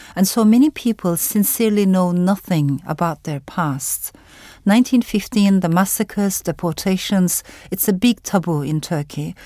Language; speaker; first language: English; non-native, fluent; Turkish